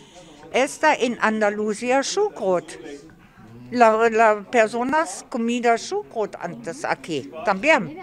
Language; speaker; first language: Spanish; non-native, learner; German